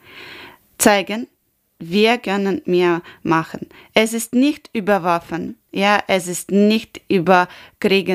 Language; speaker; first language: German; non-native, learner; Ukrainian